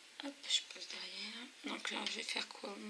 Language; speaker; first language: French; native; French